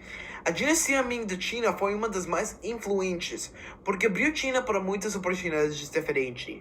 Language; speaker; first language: Portuguese; non-native, learner; English